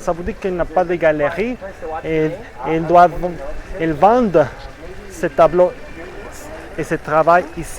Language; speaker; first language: French; non-native, fluent; Spanish